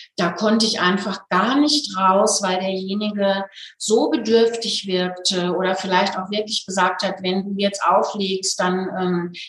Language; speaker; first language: German; native; German